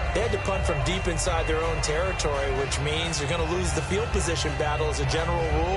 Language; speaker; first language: English; native; English